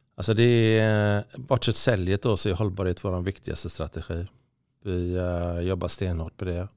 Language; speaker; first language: Swedish; native; Swedish